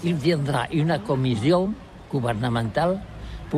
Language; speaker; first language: French; non-native, learner; Catalan